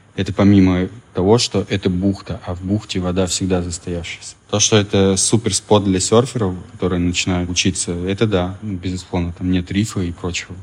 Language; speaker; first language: Russian; native; Russian